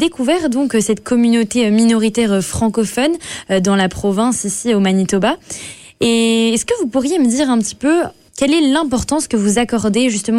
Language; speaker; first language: French; native; French